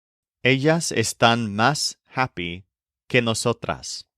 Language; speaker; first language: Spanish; non-native, fluent; English